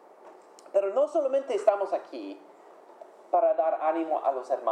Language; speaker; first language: Spanish; non-native, fluent; English